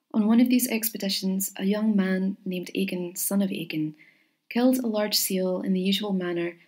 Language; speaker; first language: English; native; English